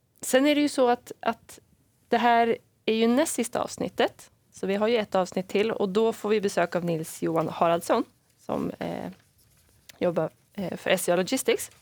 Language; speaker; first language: Swedish; native; Swedish